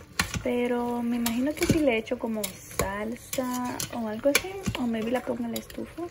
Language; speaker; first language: Spanish; early bilingual, heritage; Spanish